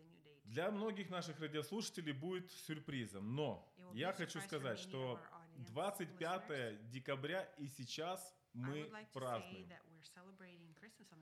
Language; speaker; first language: Russian; native; Russian